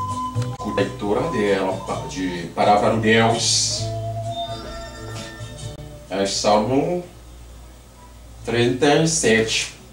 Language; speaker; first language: Portuguese; non-native, learner; Haitian Creole